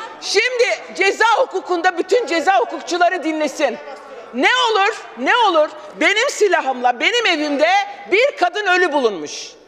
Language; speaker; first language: Turkish; non-native, local second language; Kurdish